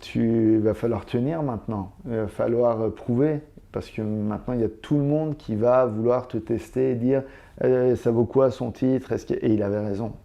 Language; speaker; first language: French; native; French